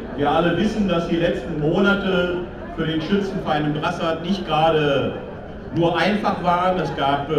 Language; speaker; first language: German; native; German